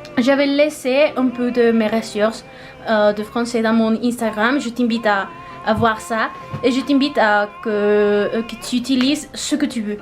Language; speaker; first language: French; non-native, learner; Spanish